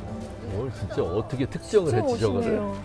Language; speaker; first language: Korean; native; Korean